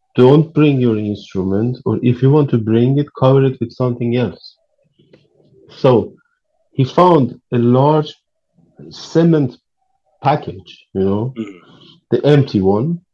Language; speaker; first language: English; non-native, fluent; Persian